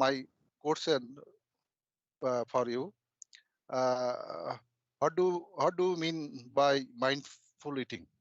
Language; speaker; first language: English; non-native, learner; Bangla